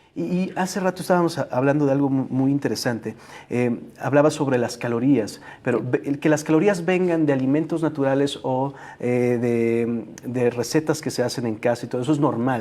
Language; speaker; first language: Spanish; native; Spanish